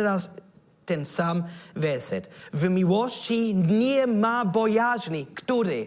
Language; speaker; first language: Polish; non-native, learner; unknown